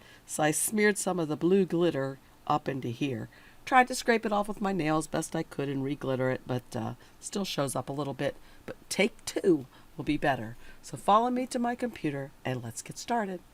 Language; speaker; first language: English; native; English